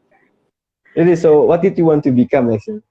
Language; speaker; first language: English; non-native, fluent; Indonesian